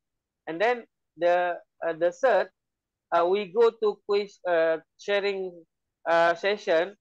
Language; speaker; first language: English; non-native, learner; Indonesian